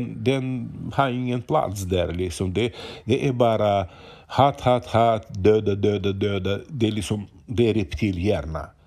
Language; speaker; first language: Swedish; non-native, fluent; Ukrainian